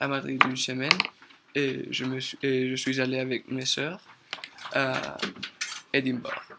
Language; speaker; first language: French; non-native, learner; Spanish